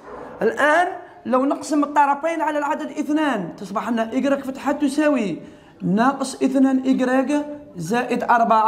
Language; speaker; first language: Arabic; native; Arabic